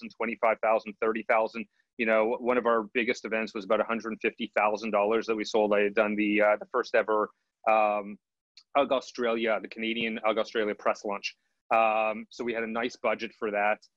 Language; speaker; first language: English; native; English